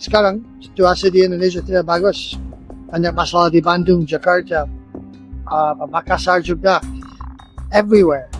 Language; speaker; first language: Indonesian; non-native, learner; English